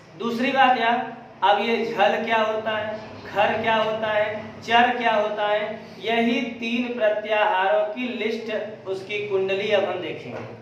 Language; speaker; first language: Hindi; native; Hindi